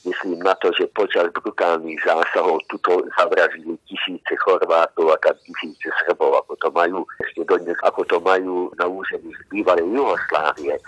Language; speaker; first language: Slovak; non-native, local second language; Hungarian